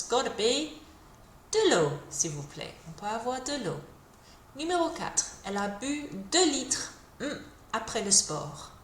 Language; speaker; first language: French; non-native, fluent; English